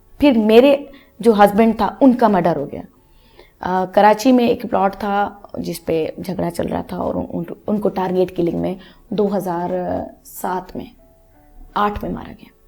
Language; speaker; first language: Urdu; non-native, local second language; Punjabi